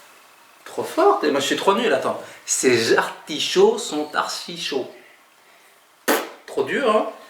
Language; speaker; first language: French; native; French